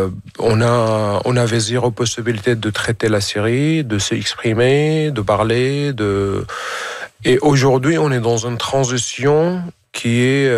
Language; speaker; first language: French; non-native, fluent; Arabic